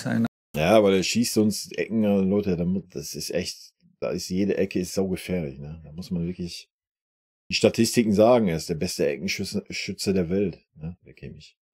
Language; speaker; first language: German; native; German